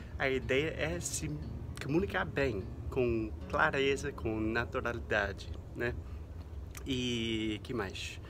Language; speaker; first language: Portuguese; non-native, fluent; English